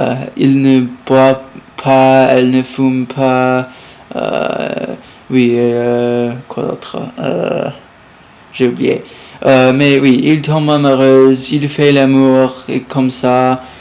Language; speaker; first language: French; non-native, learner; English